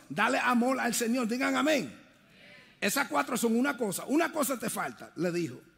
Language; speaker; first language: Spanish; early bilingual, heritage; Spanish